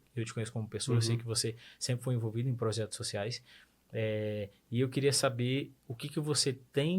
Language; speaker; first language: Portuguese; native; Portuguese